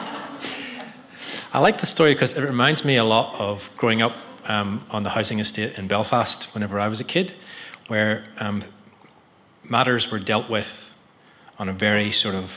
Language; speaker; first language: English; native; English